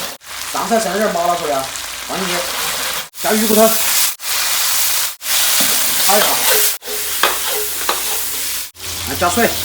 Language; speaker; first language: Chinese; native; Chinese